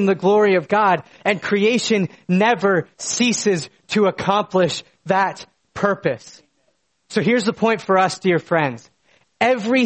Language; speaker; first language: English; native; English